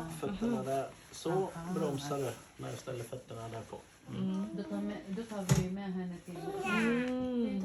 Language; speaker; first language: Swedish; native; Swedish